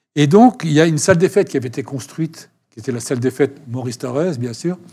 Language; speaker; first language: French; native; French